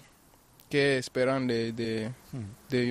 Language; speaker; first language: Spanish; non-native, fluent; German